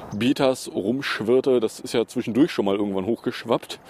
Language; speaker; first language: German; native; German